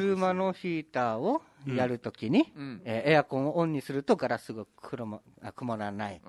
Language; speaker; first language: Japanese; native; Japanese